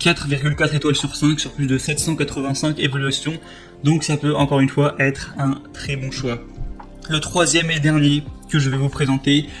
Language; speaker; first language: French; native; French